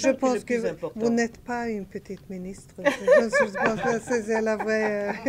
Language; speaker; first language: French; non-native, learner; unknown